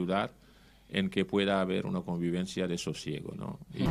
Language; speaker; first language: Spanish; non-native, fluent; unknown